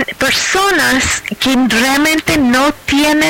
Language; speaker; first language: Spanish; non-native, fluent; English